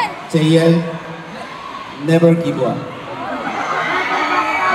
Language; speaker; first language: English; non-native, learner; Korean